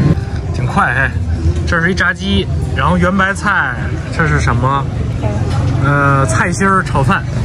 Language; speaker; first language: Chinese; native; Chinese